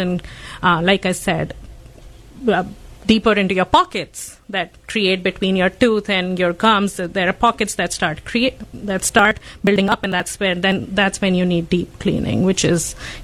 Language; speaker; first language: English; non-native, local second language; Hindi